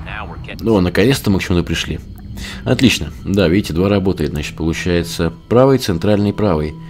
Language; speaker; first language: Russian; native; Russian